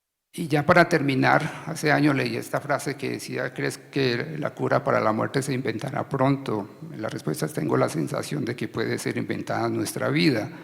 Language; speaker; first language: Spanish; native; Spanish